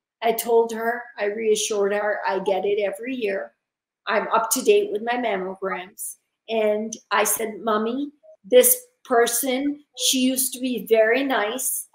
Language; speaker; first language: English; early bilingual, other home language; Urdu